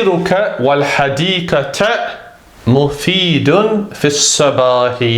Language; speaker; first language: Arabic; non-native, fluent; English